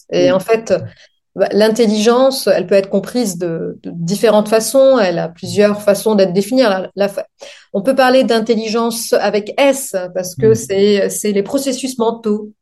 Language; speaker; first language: French; non-native, local second language; Arabic